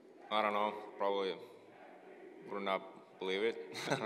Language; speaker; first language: English; non-native, fluent; Finnish